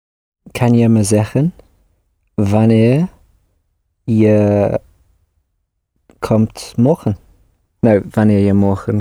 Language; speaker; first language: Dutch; non-native, learner; English